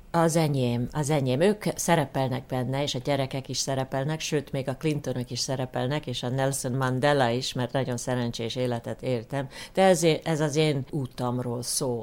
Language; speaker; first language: Hungarian; early bilingual, heritage; Hungarian